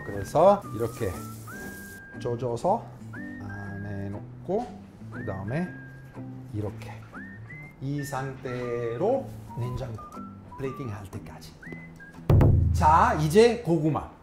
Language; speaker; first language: Korean; non-native, fluent; Italian